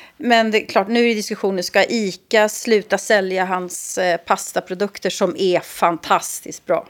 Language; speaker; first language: Swedish; native; Swedish